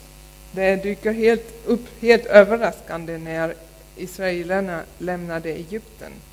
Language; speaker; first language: Swedish; non-native, fluent; German